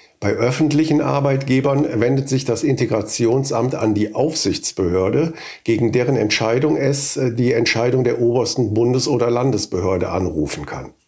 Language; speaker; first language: German; native; German